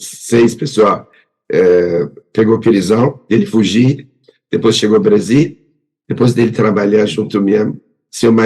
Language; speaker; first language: Portuguese; non-native, learner; Persian